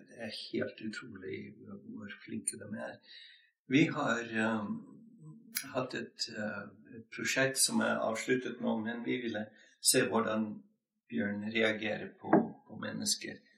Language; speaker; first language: Norwegian; non-native, fluent; English